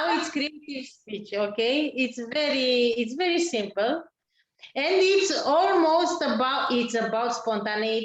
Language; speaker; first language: English; non-native, learner; Romanian